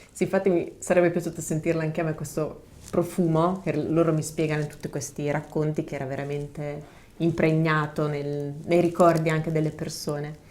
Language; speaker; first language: Italian; native; Italian